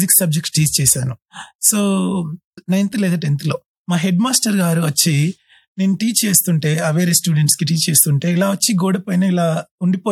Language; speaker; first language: Telugu; native; Telugu